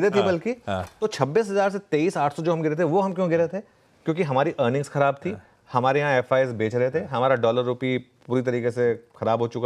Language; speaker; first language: Hindi; native; Hindi